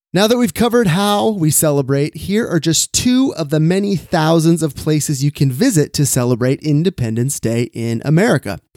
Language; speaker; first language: English; native; English